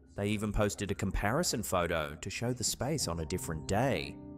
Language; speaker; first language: English; native; English